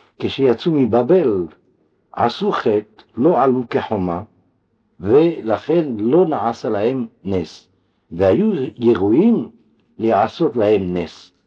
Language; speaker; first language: Hebrew; non-native, fluent; French